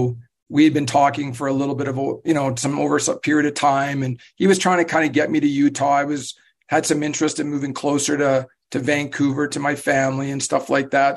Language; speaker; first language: English; native; English